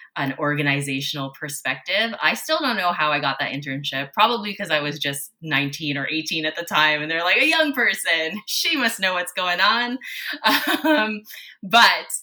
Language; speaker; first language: English; native; English